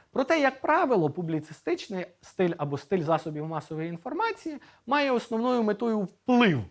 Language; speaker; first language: Ukrainian; native; Ukrainian